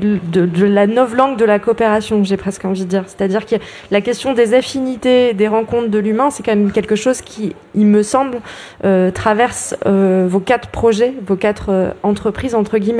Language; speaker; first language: French; native; French